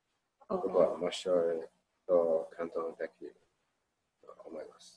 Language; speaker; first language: Japanese; non-native, learner; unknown